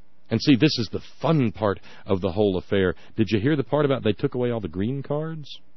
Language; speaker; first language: English; native; English